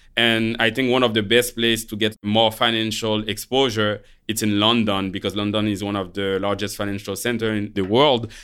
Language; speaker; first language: English; non-native, fluent; Haitian Creole